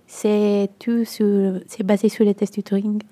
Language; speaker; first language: French; non-native, learner; Italian